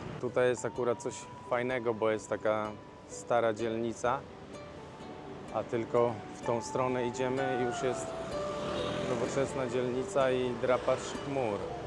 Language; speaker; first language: Polish; native; Polish